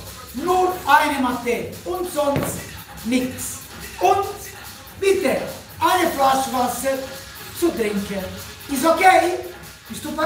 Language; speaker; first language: German; non-native, fluent; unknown